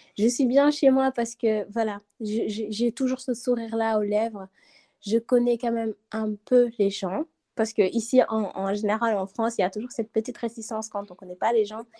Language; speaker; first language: French; non-native, local second language; Wolof